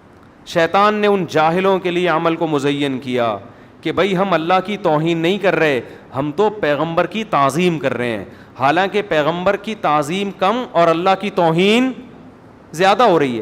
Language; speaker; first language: Urdu; native; Urdu